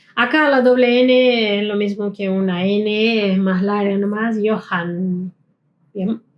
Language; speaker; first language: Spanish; non-native, fluent; German